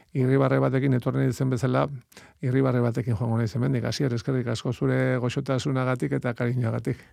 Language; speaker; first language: Basque; native; Basque